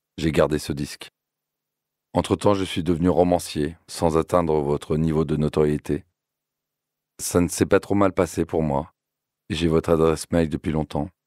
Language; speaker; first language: French; native; French